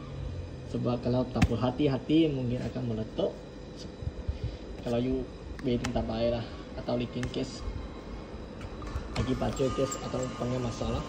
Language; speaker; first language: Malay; non-native, local second language; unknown